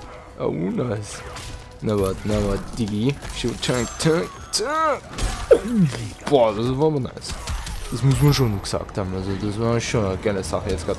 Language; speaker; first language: German; native; German